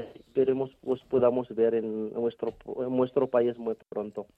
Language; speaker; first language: Spanish; non-native, fluent; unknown